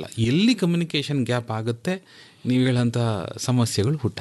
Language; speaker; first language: Kannada; native; Kannada